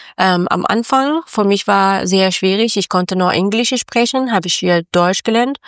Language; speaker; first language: German; non-native, learner; Persian